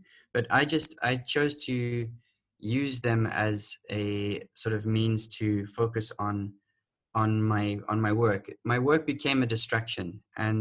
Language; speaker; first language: English; native; English